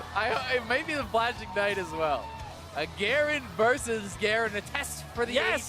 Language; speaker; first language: English; native; English